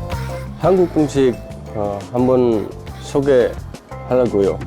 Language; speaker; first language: Korean; non-native, learner; Indonesian